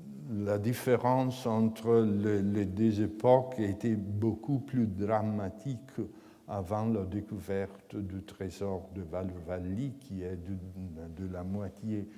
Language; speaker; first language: French; non-native, fluent; Italian